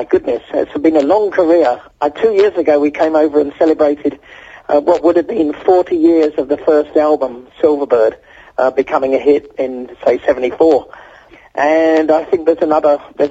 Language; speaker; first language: English; native; English